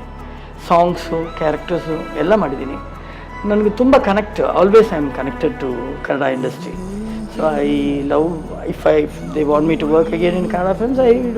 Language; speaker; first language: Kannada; non-native, local second language; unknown